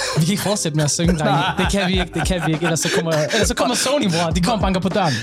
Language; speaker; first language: Danish; early bilingual, other home language; Somali